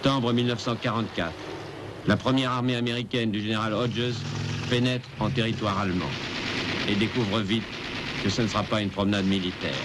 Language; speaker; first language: French; native; French